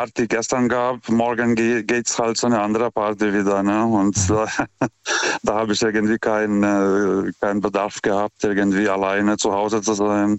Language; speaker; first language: German; native; German